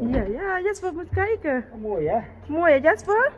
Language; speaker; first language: Dutch; non-native, learner; Thai